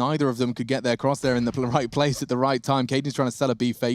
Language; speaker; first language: English; native; English